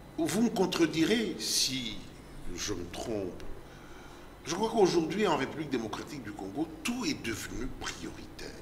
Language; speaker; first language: French; non-native, local second language; Lingala